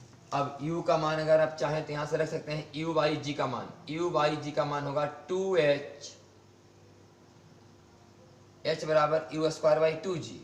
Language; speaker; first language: Hindi; native; Hindi